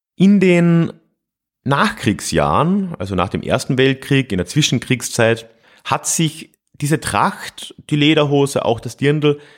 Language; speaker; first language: German; native; German